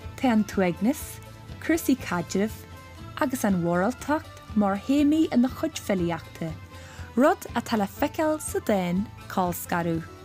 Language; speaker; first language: Irish; native; Irish